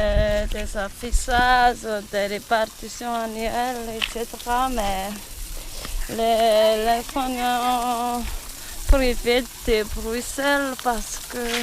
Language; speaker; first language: French; non-native, local second language; Malagasy